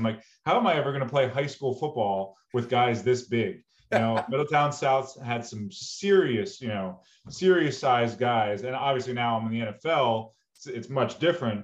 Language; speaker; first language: English; native; English